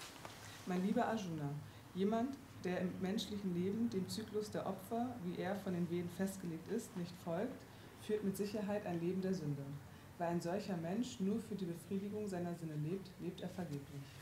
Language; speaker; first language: German; native; German